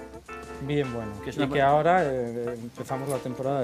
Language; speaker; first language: Spanish; native; Spanish